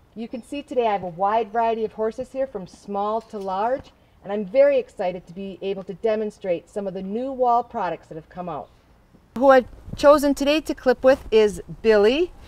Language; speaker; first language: English; native; English